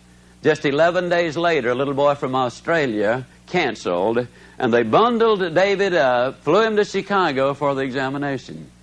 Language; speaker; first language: English; native; English